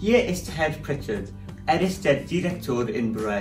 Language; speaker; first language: German; non-native, learner; Welsh